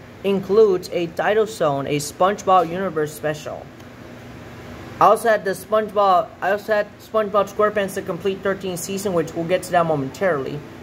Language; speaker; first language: English; native; English